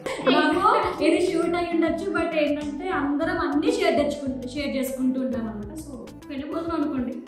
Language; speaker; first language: Telugu; native; Telugu